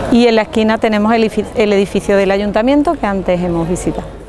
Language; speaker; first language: Spanish; native; Spanish